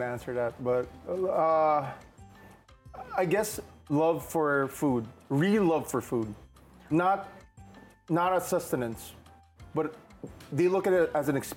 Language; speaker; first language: English; non-native, local second language; Filipino